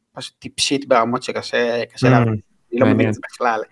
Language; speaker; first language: Hebrew; native; Hebrew